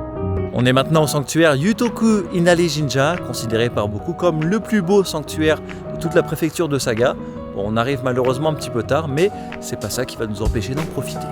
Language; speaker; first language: French; native; French